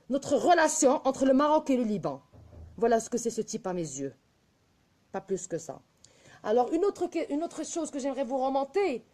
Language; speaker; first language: French; non-native, local second language; Arabic